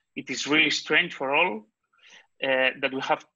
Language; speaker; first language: English; non-native, fluent; Catalan